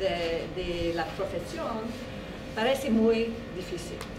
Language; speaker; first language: Spanish; non-native, fluent; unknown